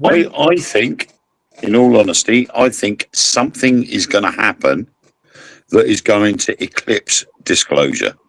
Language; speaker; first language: English; native; English